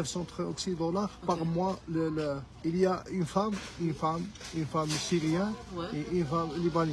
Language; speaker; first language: French; non-native, learner; Arabic